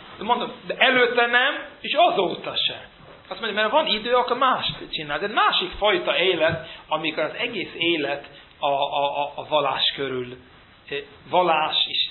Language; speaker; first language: Hungarian; early bilingual, heritage; Hungarian